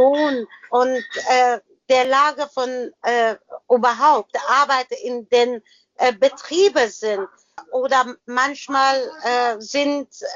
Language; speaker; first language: German; non-native, learner; Persian